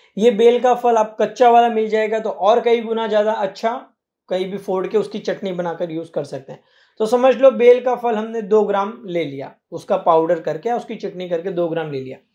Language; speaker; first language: Hindi; native; Hindi